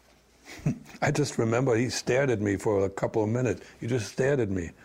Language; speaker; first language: English; non-native, fluent; German